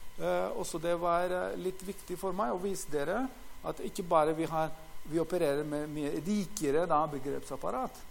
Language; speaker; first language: Norwegian; non-native, fluent; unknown